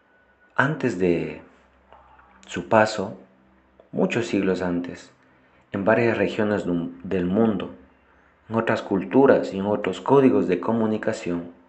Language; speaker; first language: Spanish; non-native, fluent; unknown